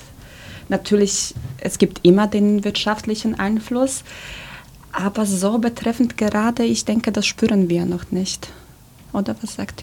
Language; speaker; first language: German; early bilingual, other home language; Polish